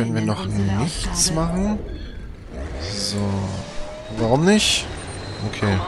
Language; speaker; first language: German; native; German